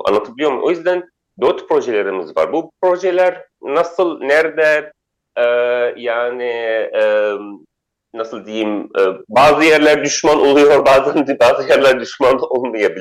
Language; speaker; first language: Turkish; non-native, fluent; Arabic